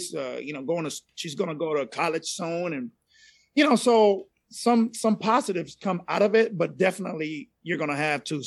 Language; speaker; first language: English; non-native, fluent; Spanish